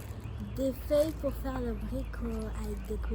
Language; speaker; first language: French; native; French